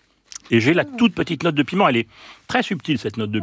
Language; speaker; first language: French; native; French